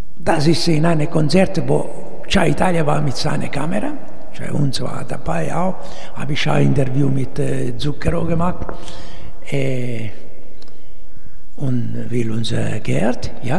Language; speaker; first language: German; non-native, learner; Italian